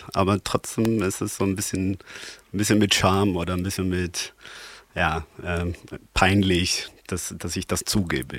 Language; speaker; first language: German; non-native, fluent; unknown